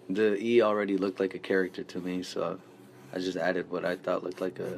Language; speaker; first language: English; native; English